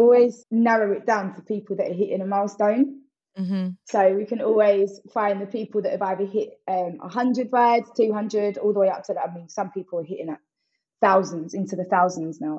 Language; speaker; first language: English; native; English